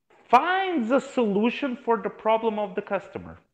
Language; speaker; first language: English; non-native, fluent; Portuguese